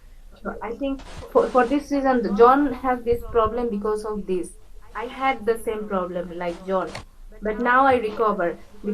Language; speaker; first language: English; non-native, fluent; Bangla